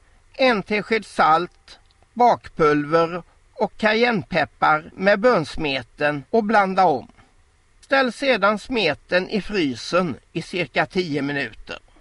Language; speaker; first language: Swedish; native; Swedish